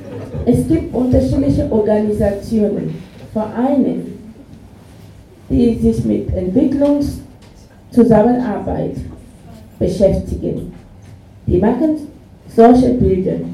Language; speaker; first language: German; non-native, fluent; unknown